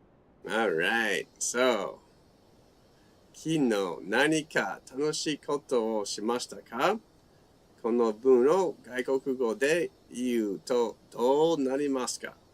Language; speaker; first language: Japanese; non-native, fluent; English